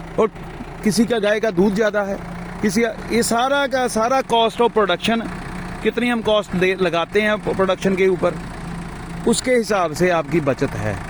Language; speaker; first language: Hindi; non-native, local second language; Punjabi